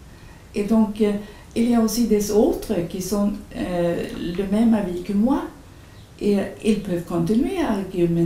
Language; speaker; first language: French; non-native, fluent; Swedish